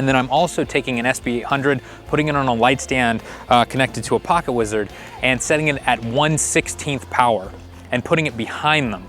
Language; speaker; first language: English; native; English